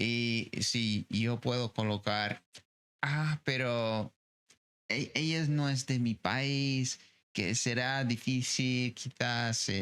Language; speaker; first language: Spanish; non-native, fluent; English